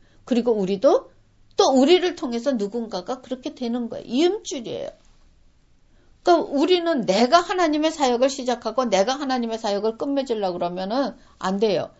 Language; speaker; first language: Korean; native; Korean